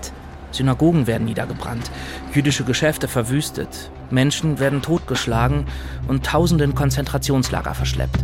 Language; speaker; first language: German; native; German